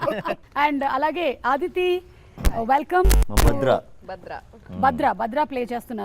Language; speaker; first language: Telugu; native; Telugu